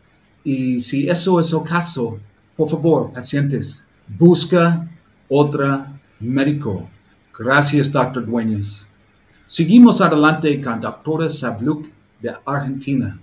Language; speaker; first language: Spanish; non-native, learner; English